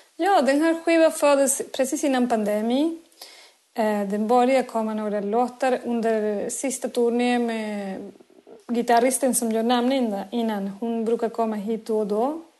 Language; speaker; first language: Swedish; non-native, fluent; Spanish